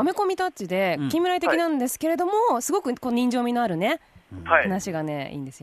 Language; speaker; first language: Japanese; native; Japanese